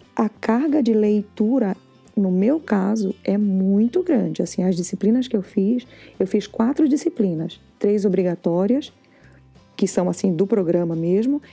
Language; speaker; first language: Portuguese; native; Portuguese